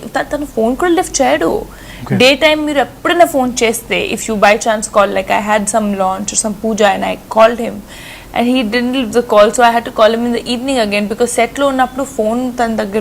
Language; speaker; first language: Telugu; non-native, fluent; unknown